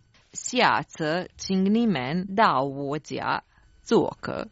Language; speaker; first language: Chinese; non-native, learner; Croatian